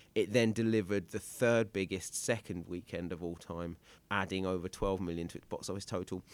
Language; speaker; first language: English; native; English